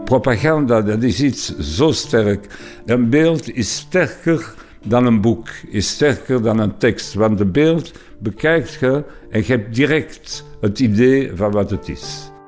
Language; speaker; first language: Dutch; non-native, local second language; French